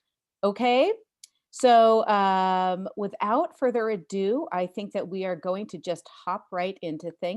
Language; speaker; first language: English; native; English